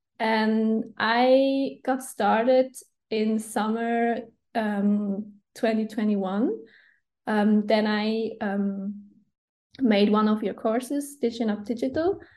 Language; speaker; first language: English; non-native, fluent; Swiss German